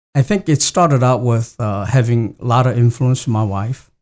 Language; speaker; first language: English; non-native, fluent; Korean